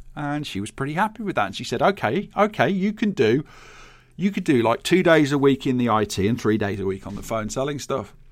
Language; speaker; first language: English; native; English